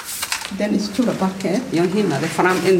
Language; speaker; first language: Swedish; non-native, learner; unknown